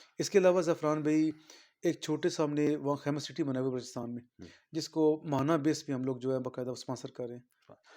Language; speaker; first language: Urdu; non-native, local second language; Punjabi